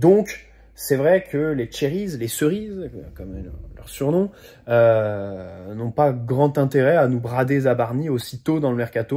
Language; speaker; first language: French; native; French